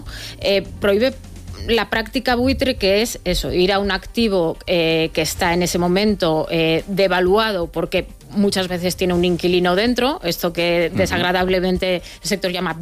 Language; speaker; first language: Spanish; native; Spanish